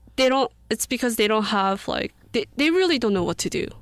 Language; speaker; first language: English; early bilingual, other home language; Korean